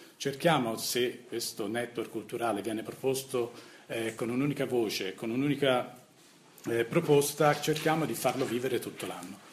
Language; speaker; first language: Italian; native; Italian